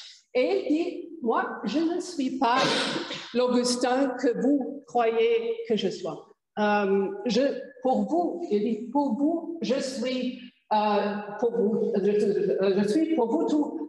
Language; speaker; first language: French; non-native, fluent; German